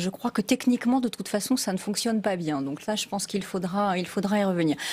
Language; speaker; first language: French; native; French